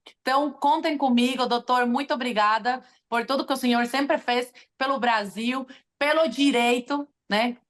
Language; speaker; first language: Portuguese; non-native, fluent; Spanish